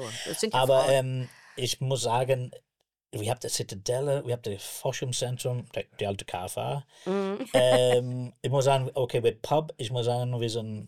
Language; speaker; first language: German; non-native, learner; English